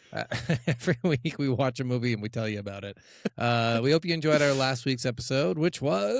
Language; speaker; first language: English; native; English